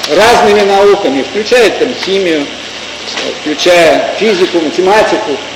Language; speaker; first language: Russian; native; Russian